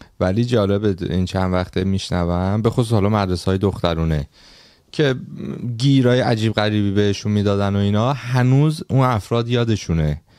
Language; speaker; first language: Persian; native; Persian